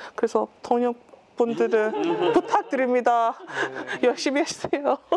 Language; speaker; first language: Korean; non-native, learner; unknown